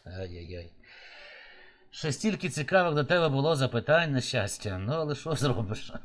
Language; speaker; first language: Ukrainian; native; Ukrainian